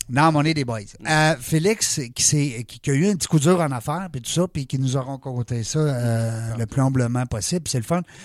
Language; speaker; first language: French; native; French